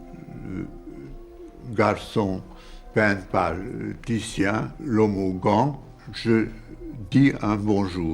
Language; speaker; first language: French; non-native, fluent; Hungarian